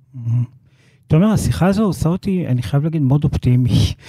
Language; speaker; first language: Hebrew; native; Hebrew